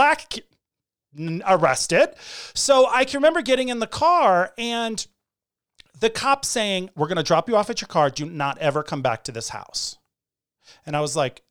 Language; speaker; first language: English; native; English